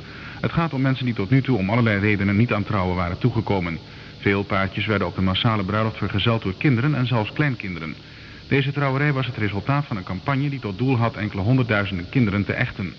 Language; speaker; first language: Dutch; native; Dutch